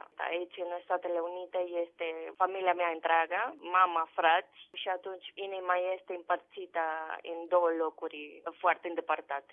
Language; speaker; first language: Romanian; non-native, fluent; Spanish